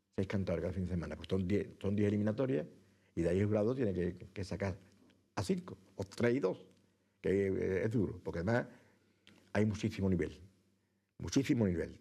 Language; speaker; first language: Spanish; native; Spanish